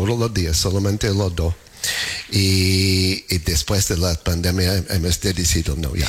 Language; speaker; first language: Spanish; non-native, fluent; English